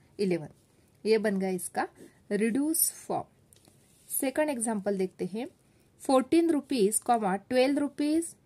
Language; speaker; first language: Hindi; non-native, local second language; Marathi